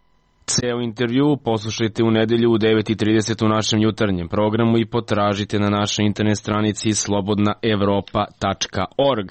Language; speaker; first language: Serbian; native; Serbian